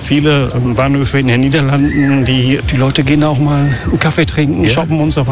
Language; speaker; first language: German; native; German